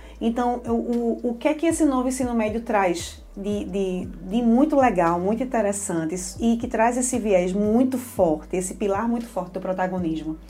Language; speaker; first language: Portuguese; native; Portuguese